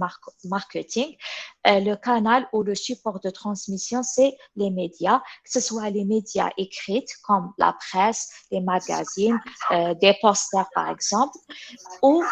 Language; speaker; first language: French; non-native, local second language; Arabic